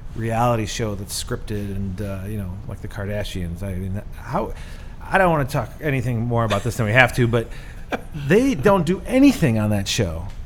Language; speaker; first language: English; native; English